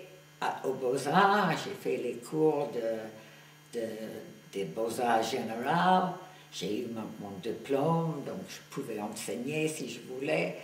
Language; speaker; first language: French; non-native, fluent; English